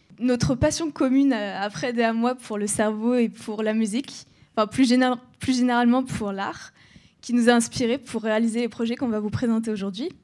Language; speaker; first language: French; native; French